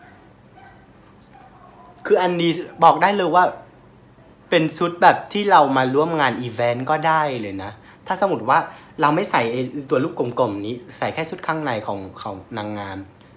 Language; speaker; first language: Thai; non-native, fluent; Vietnamese